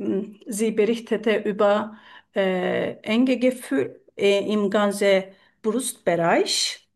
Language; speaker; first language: German; non-native, learner; Turkish